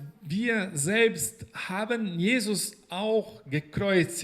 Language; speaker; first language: German; non-native, fluent; Portuguese